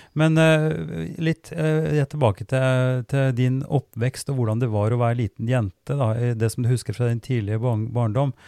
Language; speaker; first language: Norwegian; native; Norwegian